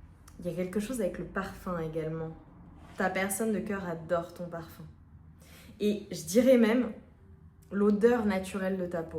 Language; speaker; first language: French; native; French